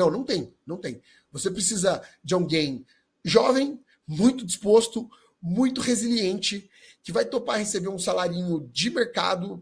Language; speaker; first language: Portuguese; native; Portuguese